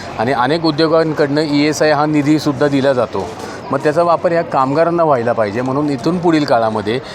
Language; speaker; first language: Marathi; native; Marathi